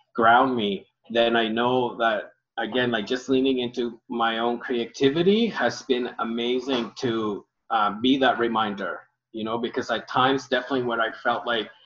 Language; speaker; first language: English; early bilingual, other home language; Spanish